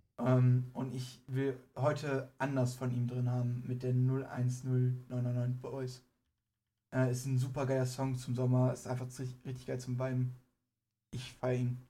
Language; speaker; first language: German; early bilingual, other home language; Persian